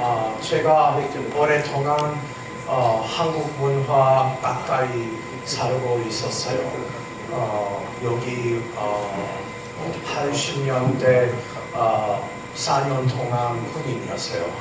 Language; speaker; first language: Korean; non-native, learner; English